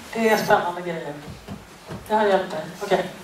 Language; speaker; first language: Swedish; native; Swedish